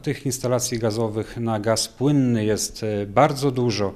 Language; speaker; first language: Polish; native; Polish